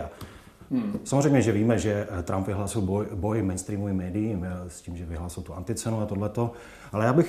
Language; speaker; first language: Czech; native; Czech